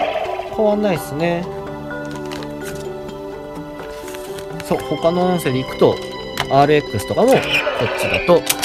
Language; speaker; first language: Japanese; native; Japanese